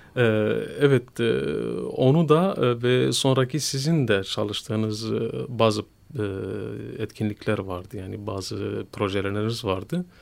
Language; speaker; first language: Turkish; non-native, fluent; Kurdish